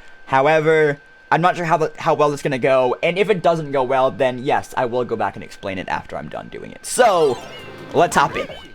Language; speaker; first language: English; native; English